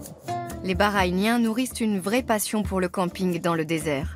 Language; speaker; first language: French; native; French